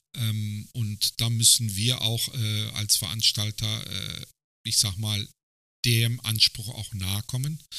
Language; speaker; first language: German; early bilingual, other home language; Turkish